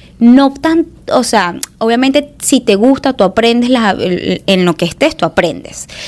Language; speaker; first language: Spanish; native; Spanish